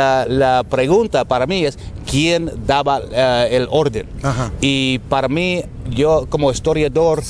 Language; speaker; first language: Spanish; non-native, fluent; English